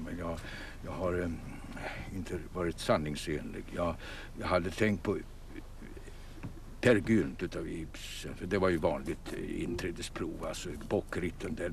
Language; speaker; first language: Swedish; native; Swedish